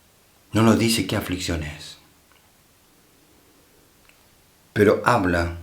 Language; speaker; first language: Spanish; native; Spanish